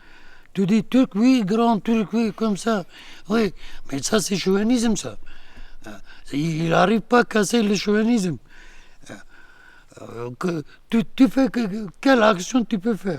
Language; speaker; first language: French; non-native, learner; Kurdish